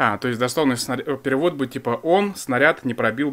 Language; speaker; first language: Russian; native; Russian